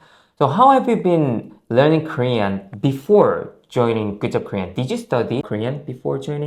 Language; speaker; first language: English; non-native, fluent; Korean